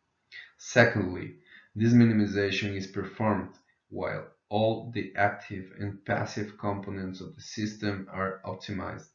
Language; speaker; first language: English; non-native, fluent; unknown